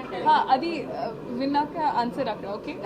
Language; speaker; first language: Telugu; non-native, learner; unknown